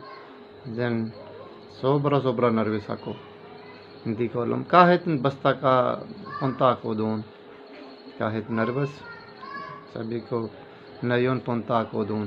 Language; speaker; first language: Filipino; non-native, learner; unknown